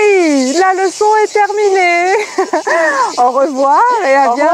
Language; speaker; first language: French; native; French